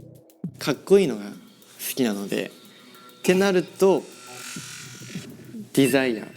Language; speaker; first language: Japanese; native; Japanese